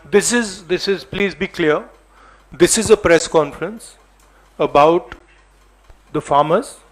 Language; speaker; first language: English; non-native, local second language; Hindi